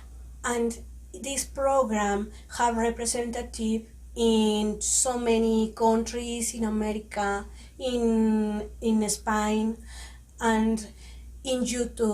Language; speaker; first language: English; non-native, learner; Spanish